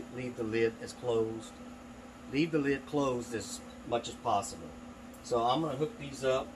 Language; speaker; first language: English; native; English